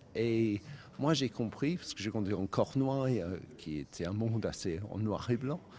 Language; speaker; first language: French; non-native, fluent; English